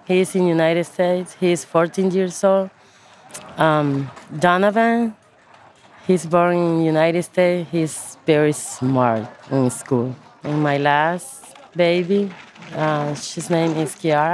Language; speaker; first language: English; non-native, learner; Spanish